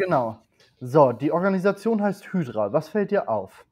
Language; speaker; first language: German; native; German